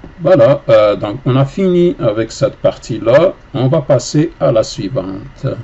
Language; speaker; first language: French; native; French